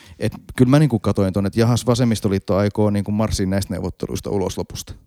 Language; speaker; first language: Finnish; native; Finnish